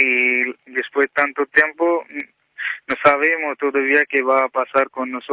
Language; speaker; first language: Spanish; non-native, learner; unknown